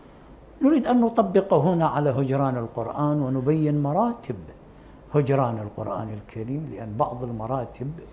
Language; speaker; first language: Arabic; native; Arabic